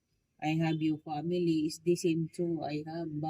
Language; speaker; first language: English; non-native, learner; Filipino